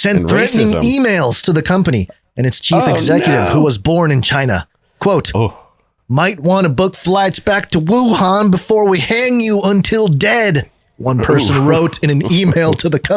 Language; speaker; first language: English; native; English